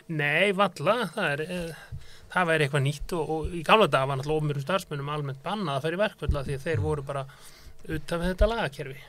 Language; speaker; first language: Icelandic; native; Icelandic